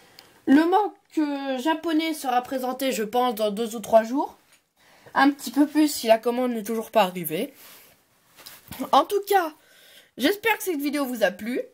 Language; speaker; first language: French; native; French